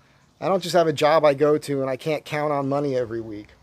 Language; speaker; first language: English; native; English